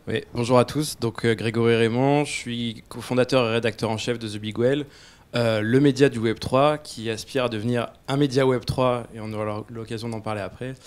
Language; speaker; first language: French; native; French